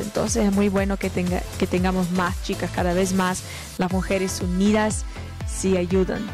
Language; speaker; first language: Spanish; non-native, fluent; Portuguese